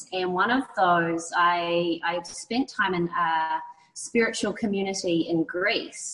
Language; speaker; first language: English; native; English